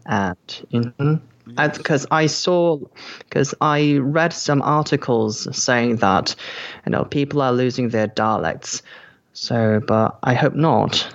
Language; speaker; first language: English; non-native, fluent; Korean